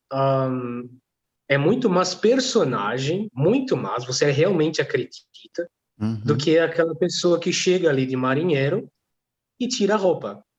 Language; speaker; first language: Portuguese; non-native, fluent; Polish